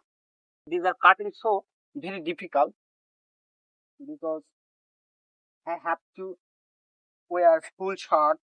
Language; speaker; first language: English; non-native, learner; Bangla